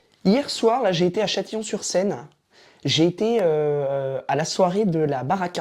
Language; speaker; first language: French; native; French